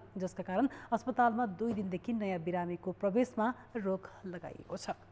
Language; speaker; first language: Nepali; native; Nepali